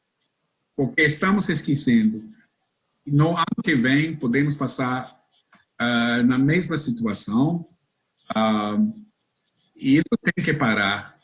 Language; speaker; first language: Portuguese; non-native, fluent; English